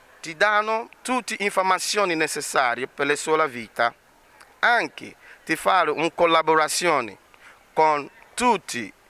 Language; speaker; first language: Italian; non-native, learner; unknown